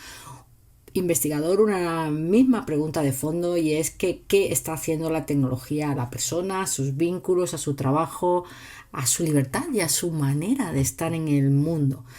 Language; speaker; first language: Spanish; native; Spanish